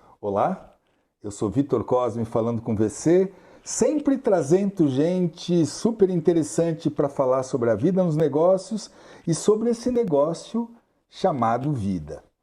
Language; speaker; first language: Portuguese; native; Portuguese